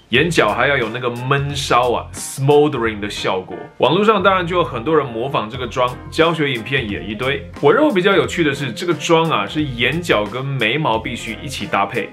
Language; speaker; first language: Chinese; native; Chinese